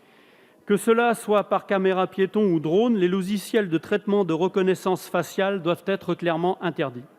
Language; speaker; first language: French; native; French